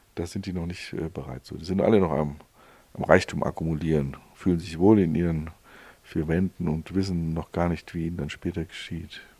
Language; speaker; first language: German; native; German